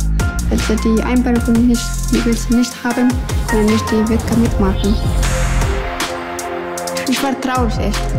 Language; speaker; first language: German; non-native, learner; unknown